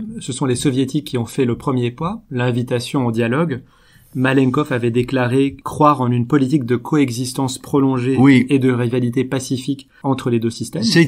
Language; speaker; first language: French; native; French